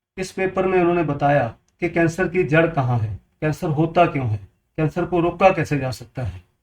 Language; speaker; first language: Hindi; non-native, local second language; Punjabi